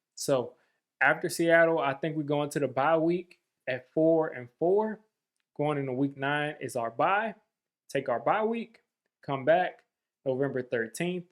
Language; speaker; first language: English; native; English